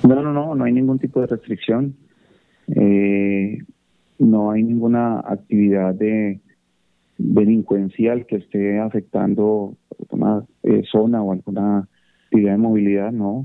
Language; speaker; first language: Spanish; native; Spanish